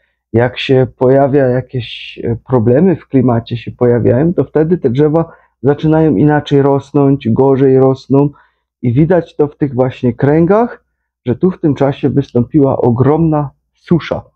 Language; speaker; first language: Polish; native; Polish